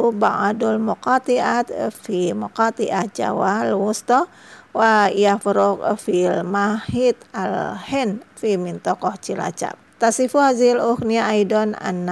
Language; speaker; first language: Arabic; non-native, fluent; Indonesian